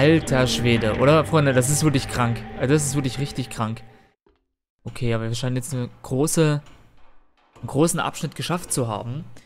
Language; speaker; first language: German; native; German